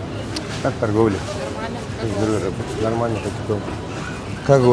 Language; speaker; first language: Russian; non-native, local second language; Kyrgyz